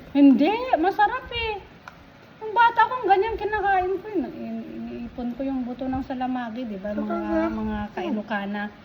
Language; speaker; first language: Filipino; non-native, local second language; Iloko